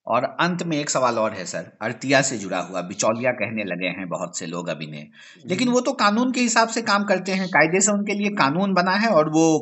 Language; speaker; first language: Hindi; native; Hindi